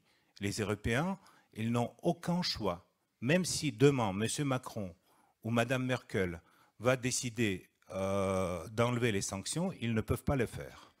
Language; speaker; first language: French; non-native, fluent; Russian